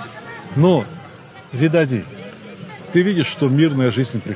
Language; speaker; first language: Russian; native; Russian